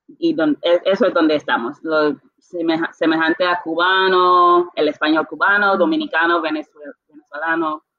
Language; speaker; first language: Spanish; non-native, fluent; English